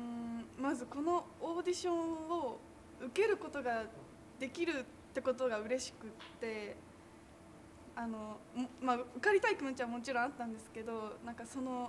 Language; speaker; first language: Japanese; native; Japanese